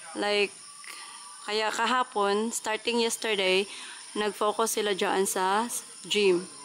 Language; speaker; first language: Filipino; non-native, local second language; Cebuano